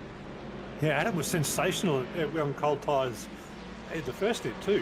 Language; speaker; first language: English; native; English